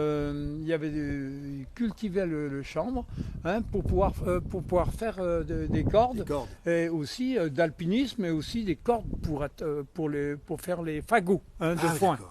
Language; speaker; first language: French; native; French